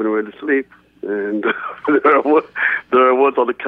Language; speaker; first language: English; native; English